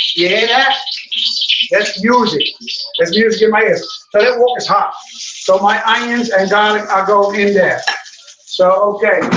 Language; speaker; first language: English; non-native, fluent; Dutch